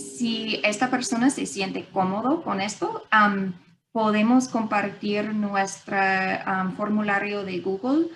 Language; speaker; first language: Spanish; non-native, fluent; English